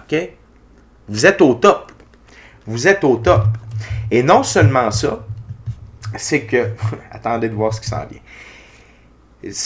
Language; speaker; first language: French; native; French